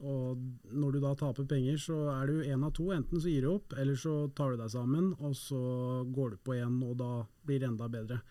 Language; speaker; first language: Norwegian; native; Norwegian